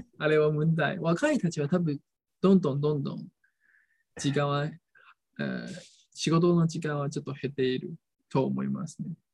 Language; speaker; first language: Japanese; non-native, learner; Chinese